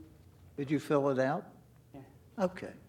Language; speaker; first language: English; native; English